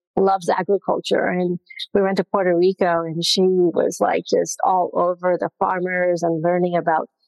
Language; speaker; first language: English; non-native, local second language; Gujarati